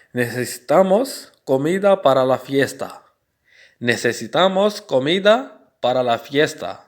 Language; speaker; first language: Spanish; non-native, fluent; Urdu